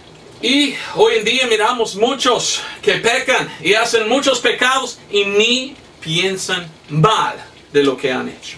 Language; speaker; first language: Spanish; non-native, fluent; English